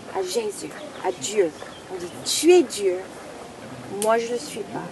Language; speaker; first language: French; non-native, fluent; English